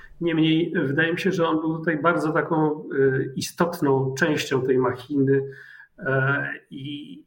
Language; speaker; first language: Polish; native; Polish